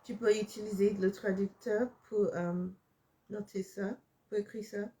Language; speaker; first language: French; non-native, fluent; English